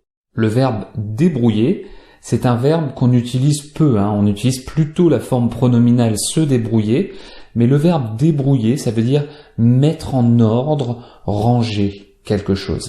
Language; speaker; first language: French; native; French